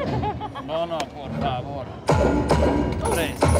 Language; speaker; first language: Spanish; non-native, learner; English